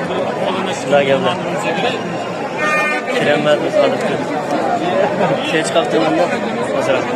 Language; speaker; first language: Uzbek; non-native, learner; Uyghur